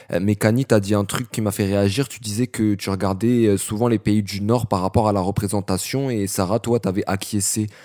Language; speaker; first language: French; native; French